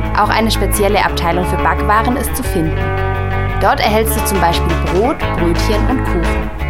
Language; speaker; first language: German; native; German